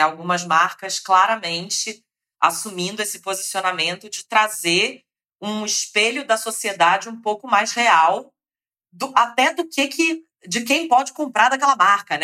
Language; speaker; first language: Portuguese; native; Portuguese